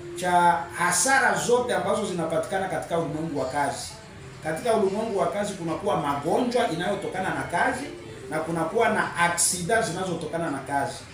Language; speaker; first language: Swahili; native; Swahili